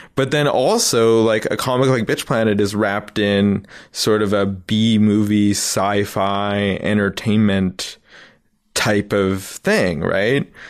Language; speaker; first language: English; native; English